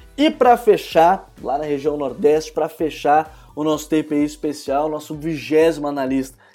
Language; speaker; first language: Portuguese; native; Portuguese